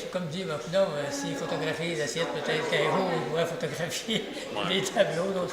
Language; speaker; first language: French; native; French